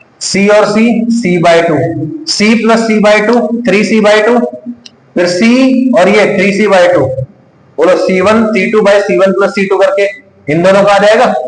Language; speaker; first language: Hindi; native; Hindi